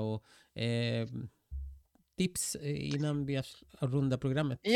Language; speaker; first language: Swedish; non-native, fluent; Spanish